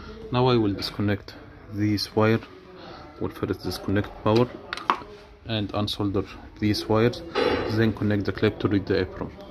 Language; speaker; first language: English; non-native, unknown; Arabic